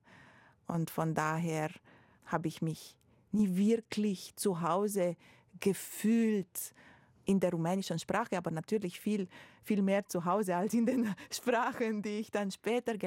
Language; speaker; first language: German; non-native, fluent; Romanian